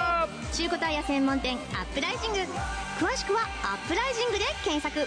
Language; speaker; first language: Japanese; native; Japanese